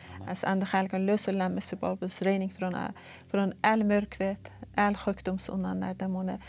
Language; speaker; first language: Swedish; non-native, fluent; Persian